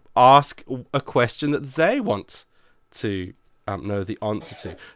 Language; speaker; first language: English; native; English